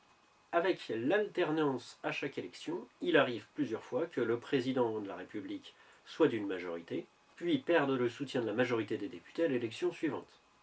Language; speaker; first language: French; native; French